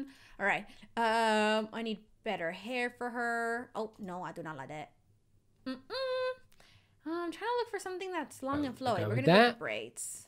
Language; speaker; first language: English; native; English